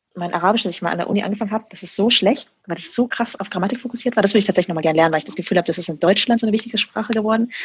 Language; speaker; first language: German; early bilingual, other home language; Vietnamese